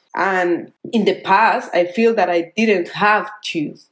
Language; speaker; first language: English; non-native, fluent; Spanish